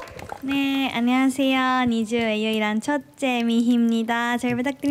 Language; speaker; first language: Korean; non-native, fluent; Japanese